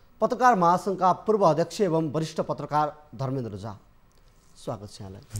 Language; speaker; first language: Nepali; native; Nepali